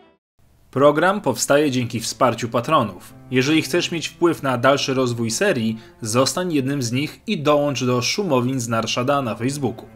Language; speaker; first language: Polish; native; Polish